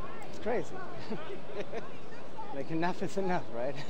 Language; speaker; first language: English; non-native, fluent; German